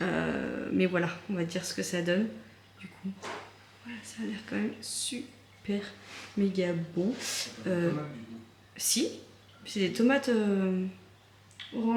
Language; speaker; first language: French; native; French